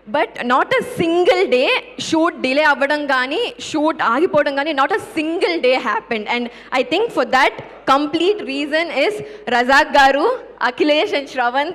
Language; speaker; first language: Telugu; native; Telugu